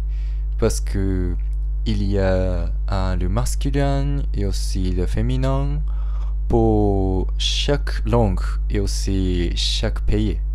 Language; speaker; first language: French; non-native, learner; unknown